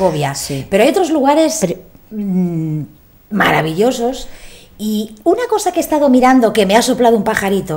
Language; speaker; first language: Spanish; native; Spanish